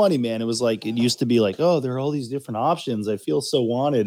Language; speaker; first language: English; native; English